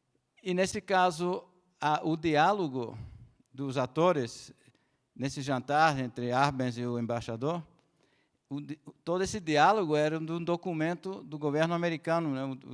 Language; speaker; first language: Portuguese; non-native, fluent; Spanish